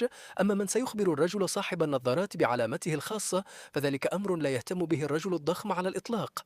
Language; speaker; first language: Arabic; native; Arabic